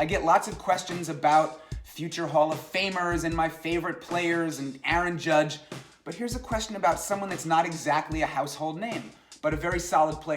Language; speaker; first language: English; native; English